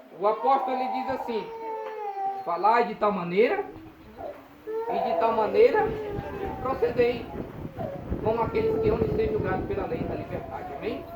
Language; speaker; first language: Portuguese; native; Portuguese